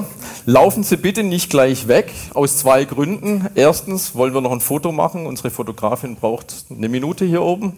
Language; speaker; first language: German; native; German